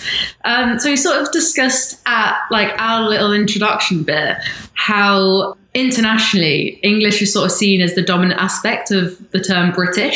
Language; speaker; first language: English; native; English